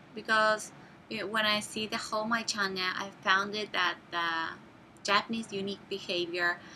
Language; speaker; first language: English; non-native, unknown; Japanese